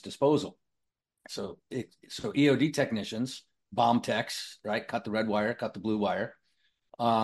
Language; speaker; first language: English; native; English